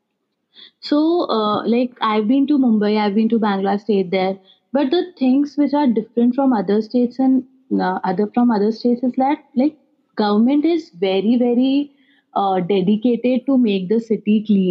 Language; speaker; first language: English; non-native, local second language; Hindi